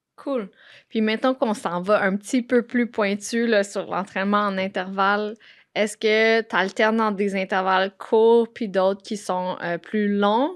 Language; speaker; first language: French; native; French